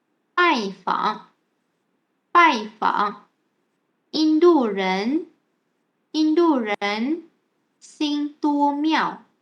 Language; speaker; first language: Chinese; non-native, fluent; Malay